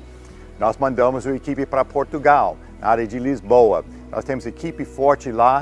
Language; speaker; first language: Portuguese; non-native, fluent; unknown